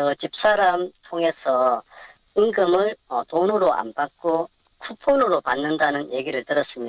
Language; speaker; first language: Korean; native; Korean